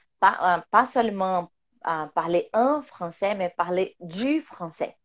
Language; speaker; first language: French; non-native, learner; Portuguese